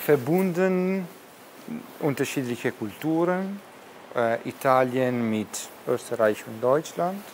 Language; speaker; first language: German; non-native, fluent; Italian